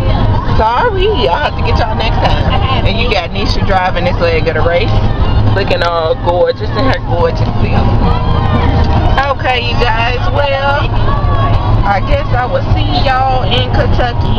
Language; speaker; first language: English; native; English